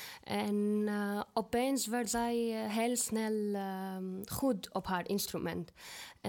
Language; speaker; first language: Dutch; non-native, learner; Arabic